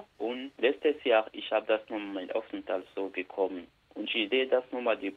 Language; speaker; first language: German; non-native, learner; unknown